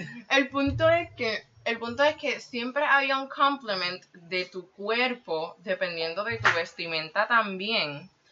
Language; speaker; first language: Spanish; early bilingual, heritage; Spanish